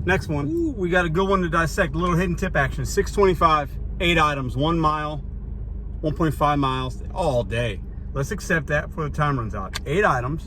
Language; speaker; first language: English; native; English